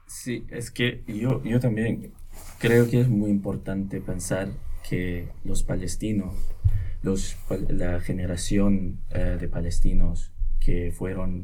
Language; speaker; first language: Spanish; non-native, local second language; Arabic